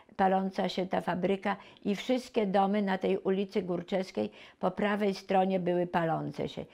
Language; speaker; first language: Polish; native; Polish